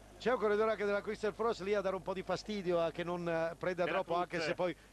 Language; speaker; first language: Italian; native; Italian